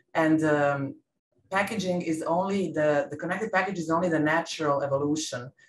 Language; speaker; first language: English; non-native, fluent; Serbian